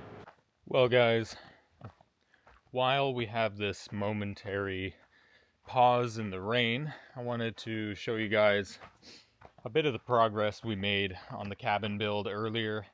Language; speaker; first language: English; native; English